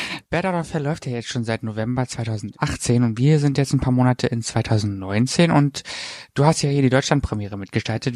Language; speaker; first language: German; native; German